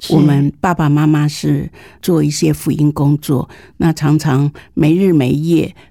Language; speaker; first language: Chinese; native; Chinese